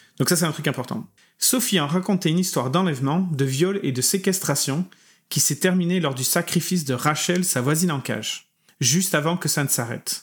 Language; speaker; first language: French; native; French